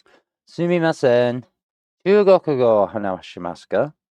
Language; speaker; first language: Japanese; non-native, learner; English